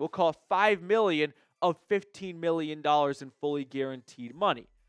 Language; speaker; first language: English; native; English